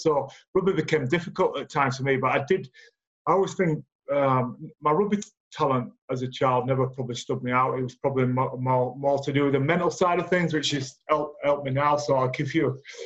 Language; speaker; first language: English; native; English